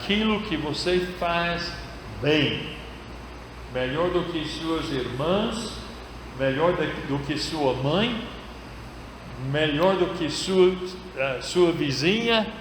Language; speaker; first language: Portuguese; non-native, fluent; English